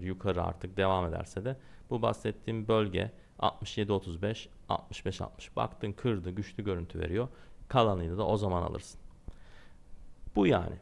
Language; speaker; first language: Turkish; native; Turkish